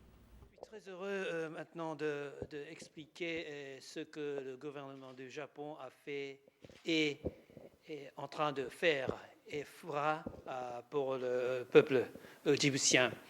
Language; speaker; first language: French; non-native, learner; Japanese